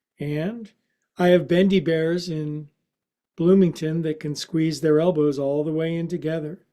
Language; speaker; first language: English; native; English